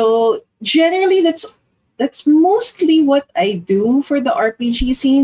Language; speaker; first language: English; non-native, local second language; Filipino